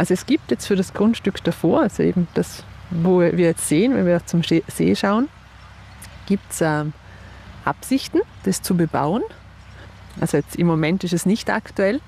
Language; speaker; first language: German; native; German